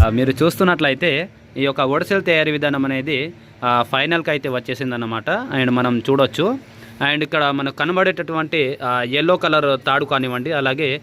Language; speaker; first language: Telugu; non-native, local second language; Gondi